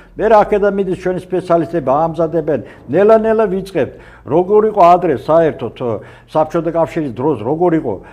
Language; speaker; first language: Georgian; non-native, local second language; Azerbaijani